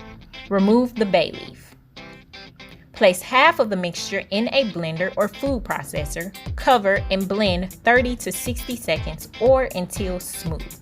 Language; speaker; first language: English; native; English